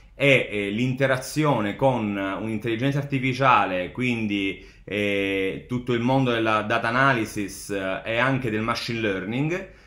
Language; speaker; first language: Italian; native; Italian